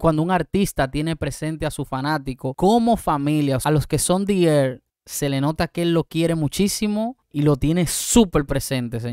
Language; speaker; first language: Spanish; native; Spanish